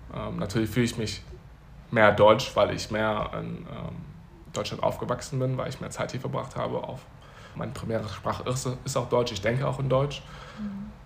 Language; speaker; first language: German; early bilingual, other home language; Chinese